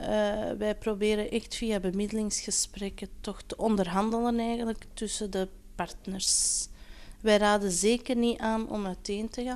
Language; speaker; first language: Dutch; non-native, local second language; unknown